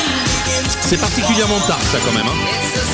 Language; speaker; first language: French; native; French